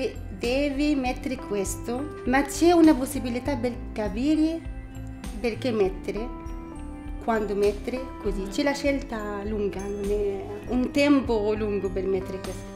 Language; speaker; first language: Italian; non-native, learner; Arabic